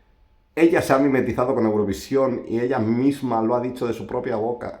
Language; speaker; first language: Spanish; native; Spanish